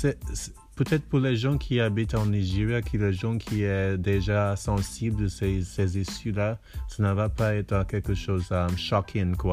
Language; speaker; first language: French; non-native, learner; English